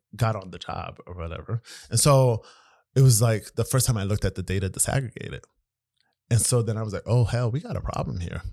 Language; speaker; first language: English; native; English